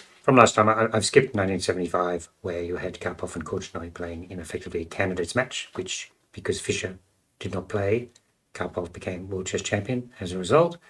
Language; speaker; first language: English; native; English